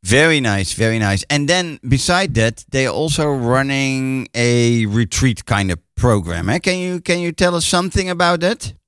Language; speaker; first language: English; non-native, fluent; Dutch